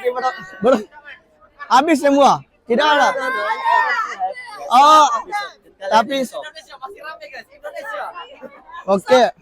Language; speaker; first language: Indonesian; non-native, learner; Malayalam